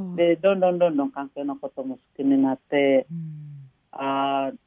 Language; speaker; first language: Japanese; non-native, fluent; Indonesian